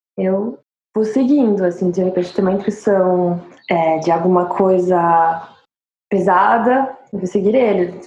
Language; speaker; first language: Portuguese; non-native, fluent; French